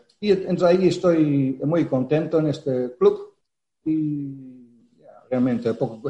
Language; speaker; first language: Spanish; non-native, fluent; Dutch